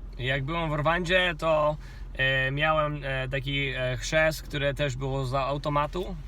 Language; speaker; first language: Polish; non-native, fluent; Kinyarwanda